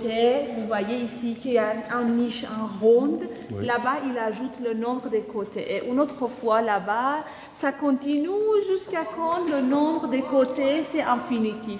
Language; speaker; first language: French; non-native, fluent; Persian